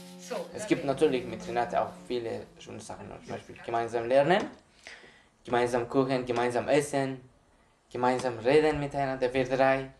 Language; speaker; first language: German; non-native, learner; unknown